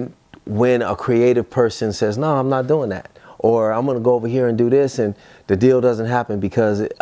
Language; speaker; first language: English; native; English